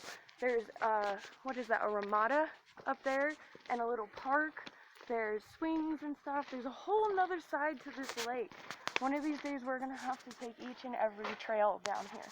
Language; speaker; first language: English; native; English